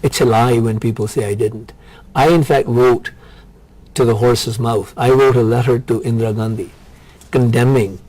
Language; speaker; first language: English; non-native, local second language; Punjabi